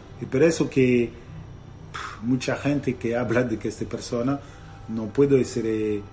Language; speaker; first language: Spanish; non-native, learner; Italian